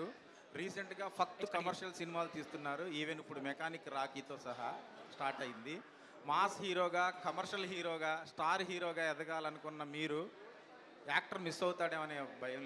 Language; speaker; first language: Telugu; native; Telugu